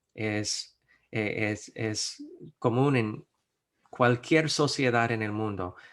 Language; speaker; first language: Spanish; non-native, fluent; English